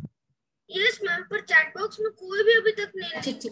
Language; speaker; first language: Hindi; native; Hindi